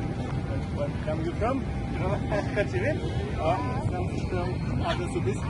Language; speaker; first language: English; non-native, learner; Polish